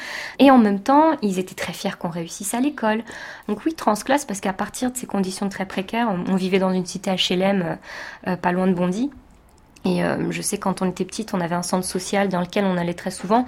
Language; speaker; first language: French; early bilingual, other home language; Tamil